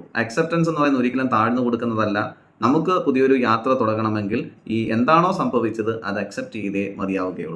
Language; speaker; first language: Malayalam; native; Malayalam